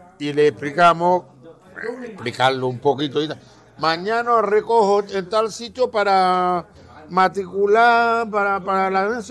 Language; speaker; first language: Spanish; non-native, fluent; Haitian Creole